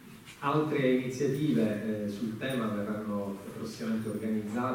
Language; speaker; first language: Italian; native; Italian